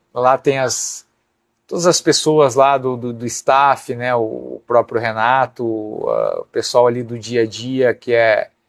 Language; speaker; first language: Portuguese; native; Portuguese